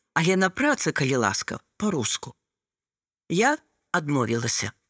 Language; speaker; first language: Belarusian; non-native, local second language; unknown